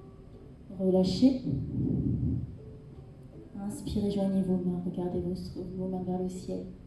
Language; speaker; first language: French; native; French